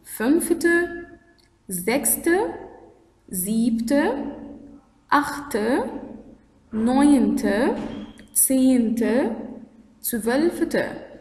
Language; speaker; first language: German; non-native, fluent; Arabic